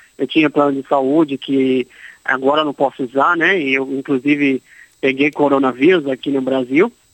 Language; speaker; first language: Portuguese; native; Portuguese